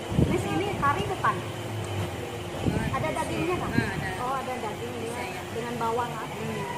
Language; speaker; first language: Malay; non-native, local second language; Sundanese